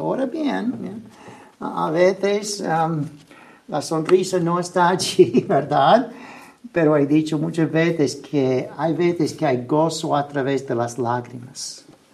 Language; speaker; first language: Spanish; non-native, fluent; English